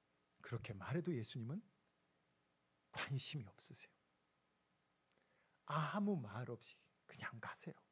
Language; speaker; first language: Korean; native; Korean